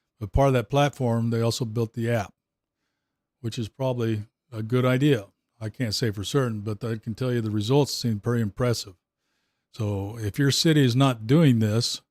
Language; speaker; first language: English; native; English